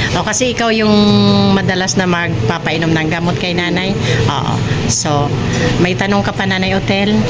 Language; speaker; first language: Filipino; non-native, local second language; Waray